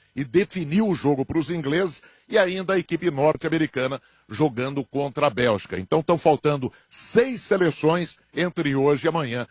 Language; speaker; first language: Portuguese; native; Portuguese